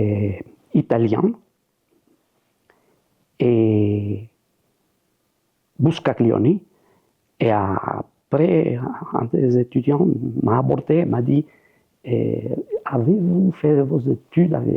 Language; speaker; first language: French; non-native, fluent; Spanish